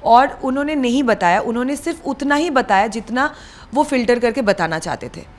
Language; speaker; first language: Hindi; non-native, local second language; Bangla